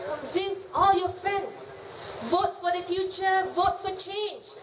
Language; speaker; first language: English; non-native, local second language; Malay